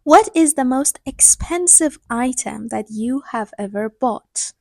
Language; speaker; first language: English; non-native, fluent; Persian